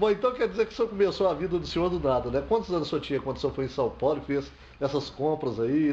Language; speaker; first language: Portuguese; native; Portuguese